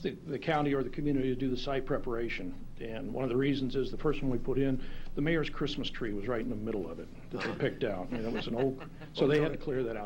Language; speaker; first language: English; native; English